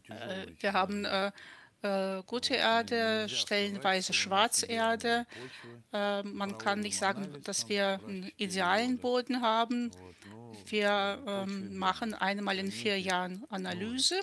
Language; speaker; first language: German; non-native, fluent; Russian